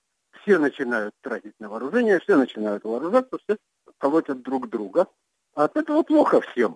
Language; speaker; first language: Russian; native; Russian